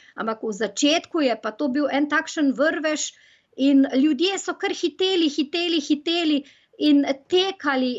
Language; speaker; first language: Slovenian; native; Slovenian